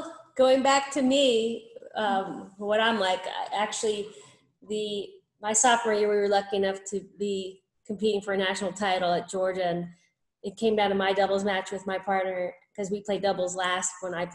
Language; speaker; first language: English; native; English